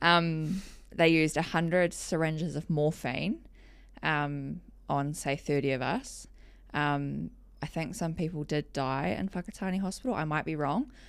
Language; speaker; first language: English; native; English